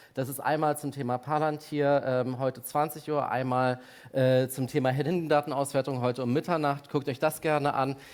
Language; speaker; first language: German; native; German